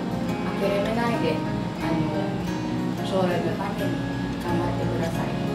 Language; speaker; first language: Japanese; non-native, fluent; Filipino